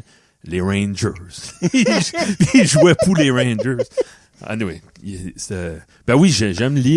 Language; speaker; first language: French; native; French